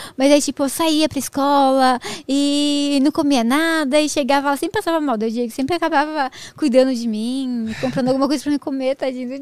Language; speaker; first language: Portuguese; native; Portuguese